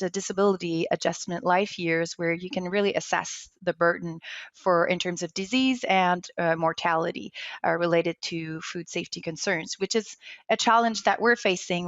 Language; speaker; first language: English; non-native, local second language; French